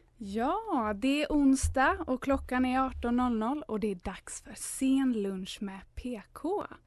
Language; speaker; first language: Swedish; native; Swedish